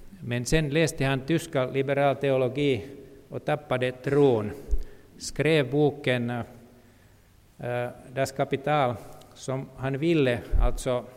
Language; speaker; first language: Swedish; non-native, local second language; Finnish